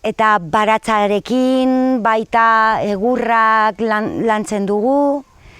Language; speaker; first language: Basque; non-native, local second language; Spanish